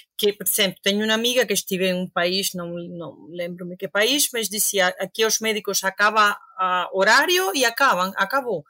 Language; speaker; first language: Portuguese; non-native, fluent; Spanish